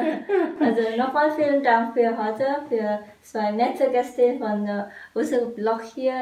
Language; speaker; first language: German; non-native, fluent; Vietnamese